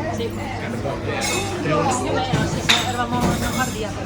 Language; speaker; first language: Italian; non-native, learner; Filipino